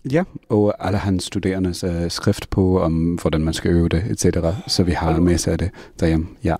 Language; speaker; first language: Danish; non-native, fluent; English